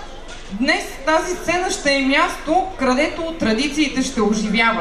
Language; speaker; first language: Bulgarian; native; Bulgarian